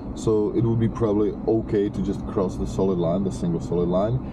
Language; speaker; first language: English; non-native, fluent; Czech